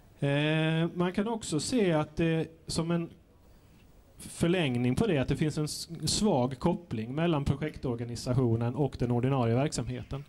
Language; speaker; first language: Swedish; native; Swedish